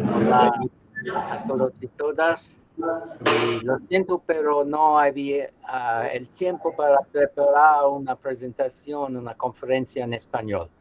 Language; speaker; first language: Spanish; non-native, learner; English